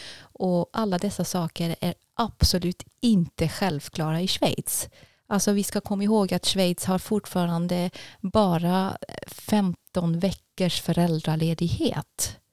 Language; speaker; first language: Swedish; non-native, fluent; German